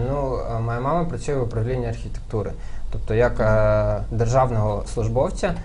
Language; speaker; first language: Ukrainian; non-native, local second language; Crimean Tatar